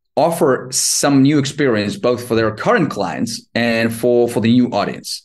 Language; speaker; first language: English; non-native, fluent; Ukrainian